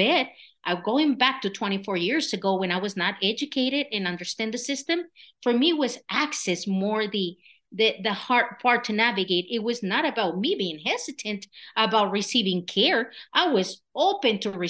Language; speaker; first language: English; non-native, fluent; Spanish